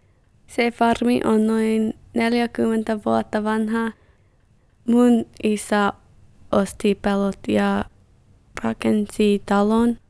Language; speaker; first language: Finnish; non-native, learner; English